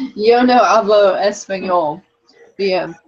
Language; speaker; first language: Spanish; non-native, learner; English